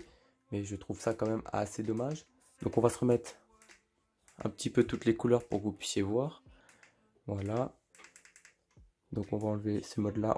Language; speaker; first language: French; native; French